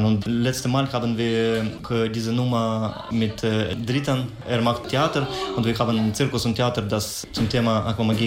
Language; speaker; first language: German; non-native, learner; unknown